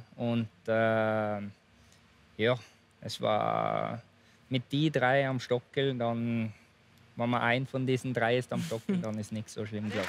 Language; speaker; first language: German; non-native, fluent; Norwegian